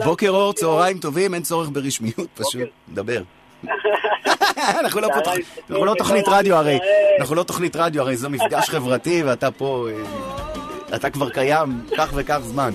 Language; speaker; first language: Hebrew; native; Hebrew